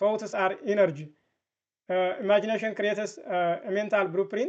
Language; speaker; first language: English; non-native, fluent; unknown